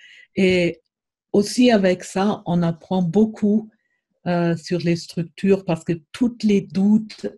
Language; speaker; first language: French; non-native, fluent; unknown